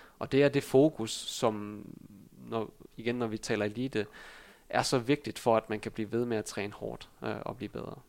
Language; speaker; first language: Danish; early bilingual, other home language; Vietnamese